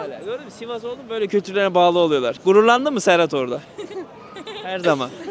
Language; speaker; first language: Turkish; native; Turkish